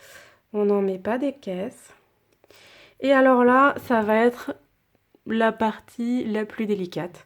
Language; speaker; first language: French; native; French